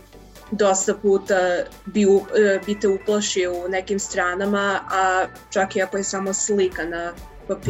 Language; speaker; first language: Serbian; early bilingual, heritage; English